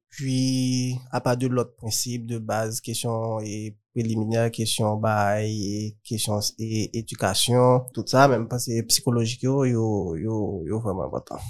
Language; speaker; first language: French; non-native, local second language; Haitian Creole